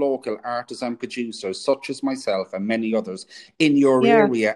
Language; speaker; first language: English; native; English